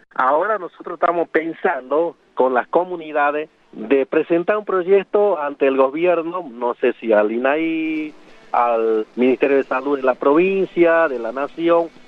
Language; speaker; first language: Spanish; non-native, local second language; Guarani